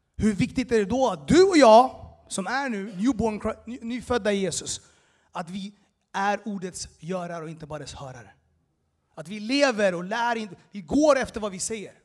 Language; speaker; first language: Swedish; early bilingual, other home language; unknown